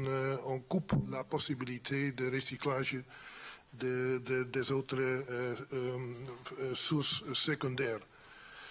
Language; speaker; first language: French; non-native, fluent; Dutch